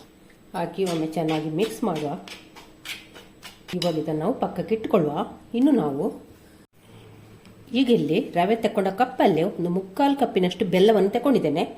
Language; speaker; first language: Kannada; native; Kannada